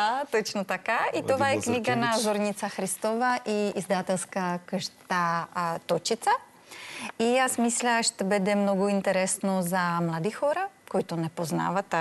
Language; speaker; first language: Bulgarian; non-native, learner; Czech